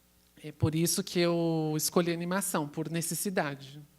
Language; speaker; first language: Portuguese; native; Portuguese